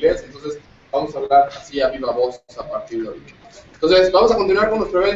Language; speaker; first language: Spanish; native; Spanish